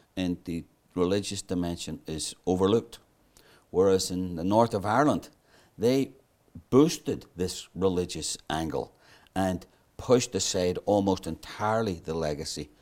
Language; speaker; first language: English; native; English